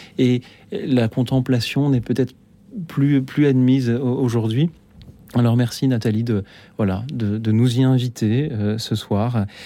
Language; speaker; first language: French; native; French